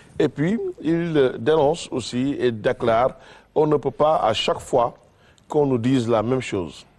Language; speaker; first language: French; non-native, local second language; Wolof